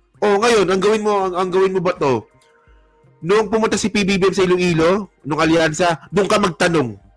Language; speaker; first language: Filipino; non-native, local second language; Hiligaynon